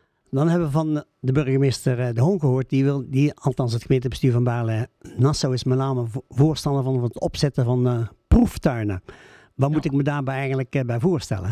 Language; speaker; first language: Dutch; native; Dutch